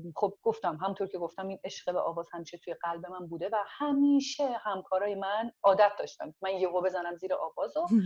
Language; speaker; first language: Persian; non-native, local second language; Azerbaijani